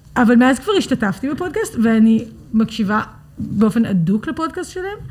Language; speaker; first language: Hebrew; early bilingual, other home language; English